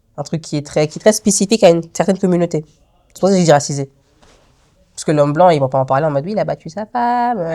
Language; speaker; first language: French; early bilingual, other home language; Lingala